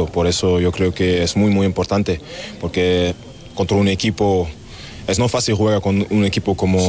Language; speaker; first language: Spanish; non-native, learner; German